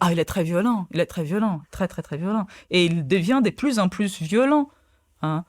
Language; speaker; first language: French; non-native, fluent; Portuguese